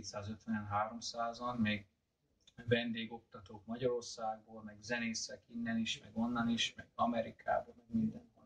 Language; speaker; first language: Hungarian; early bilingual, heritage; Hungarian